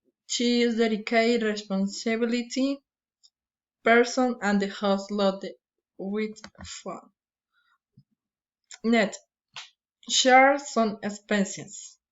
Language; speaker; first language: English; non-native, learner; Spanish